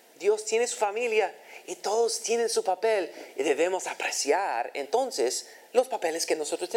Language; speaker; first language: Spanish; non-native, fluent; English